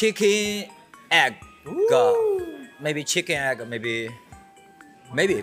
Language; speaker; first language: English; non-native, learner; Chinese